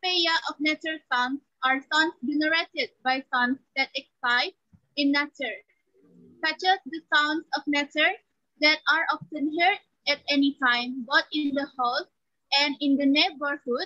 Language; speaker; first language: English; non-native, learner; Indonesian